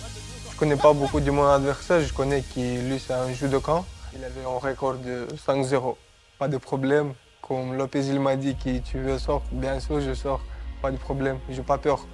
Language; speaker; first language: French; non-native, learner; Romanian